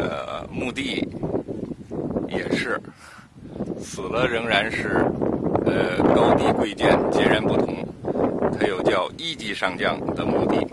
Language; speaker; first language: Chinese; native; Chinese